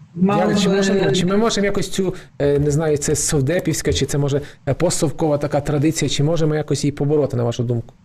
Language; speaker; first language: Ukrainian; native; Ukrainian